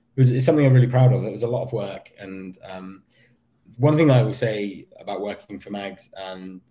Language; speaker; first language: English; native; English